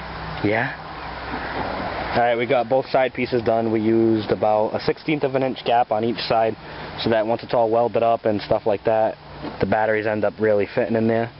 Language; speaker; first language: English; native; English